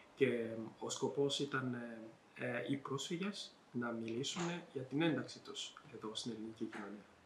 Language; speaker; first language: Greek; non-native, fluent; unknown